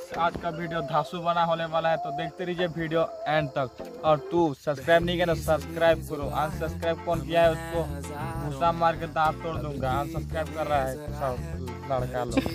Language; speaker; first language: Hindi; non-native, local second language; Assamese